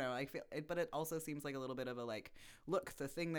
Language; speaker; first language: English; native; English